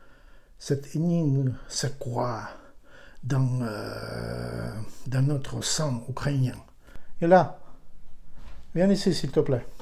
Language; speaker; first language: French; non-native, learner; Ukrainian